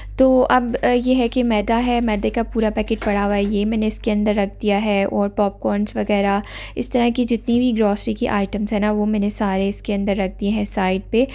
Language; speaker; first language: Urdu; native; Urdu